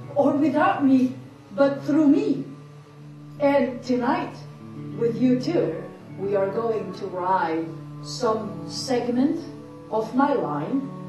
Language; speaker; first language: English; non-native, fluent; French